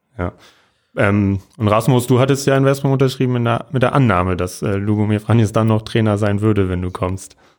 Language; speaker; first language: German; native; German